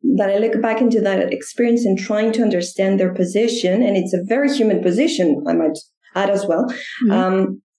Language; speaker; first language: English; non-native, fluent; Greek